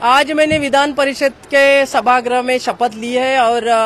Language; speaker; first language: Hindi; non-native, local second language; Marathi